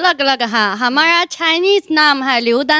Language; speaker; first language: Hindi; non-native, learner; Chinese